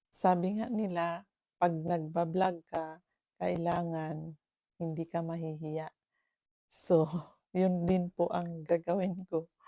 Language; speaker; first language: Filipino; non-native, local second language; Cebuano